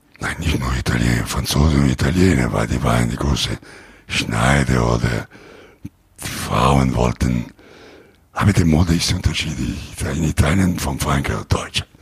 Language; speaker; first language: German; non-native, fluent; Italian